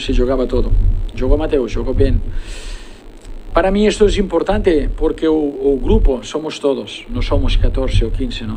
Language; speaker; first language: Portuguese; non-native, fluent; Spanish